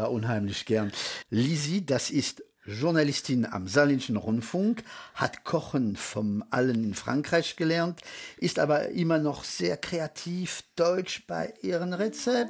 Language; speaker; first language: German; early bilingual, heritage; French